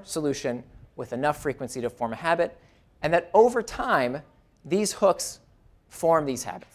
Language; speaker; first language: English; native; English